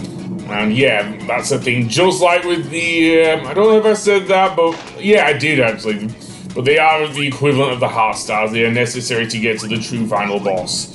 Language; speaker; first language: English; native; English